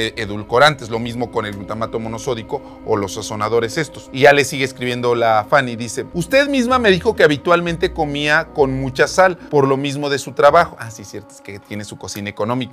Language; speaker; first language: Spanish; native; Spanish